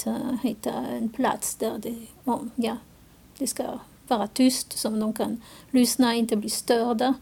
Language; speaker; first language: Swedish; non-native, fluent; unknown